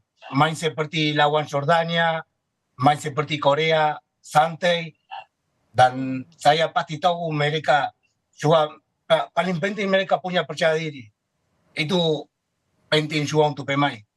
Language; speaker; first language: Indonesian; non-native, fluent; Spanish